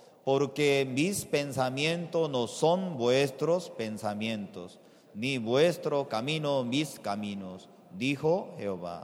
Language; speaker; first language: Spanish; non-native, fluent; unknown